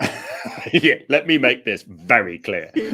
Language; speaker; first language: English; native; English